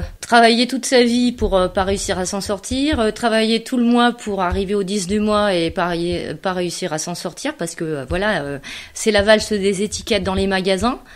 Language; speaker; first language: French; native; French